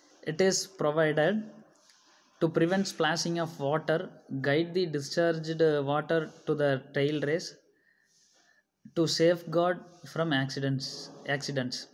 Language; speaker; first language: English; non-native, local second language; Tamil